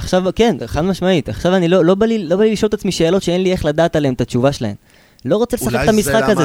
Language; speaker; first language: Hebrew; native; Hebrew